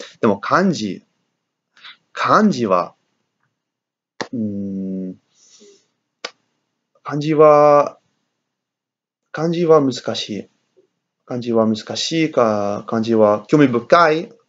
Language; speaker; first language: Japanese; non-native, learner; English